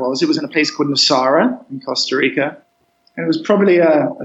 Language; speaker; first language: English; native; English